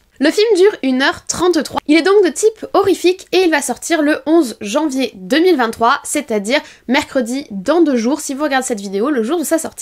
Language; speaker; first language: French; native; French